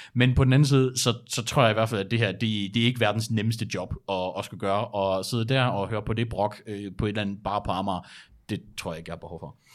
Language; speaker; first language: Danish; early bilingual, other home language; German